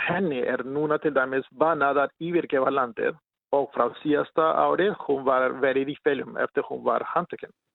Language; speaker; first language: Icelandic; non-native, learner; Spanish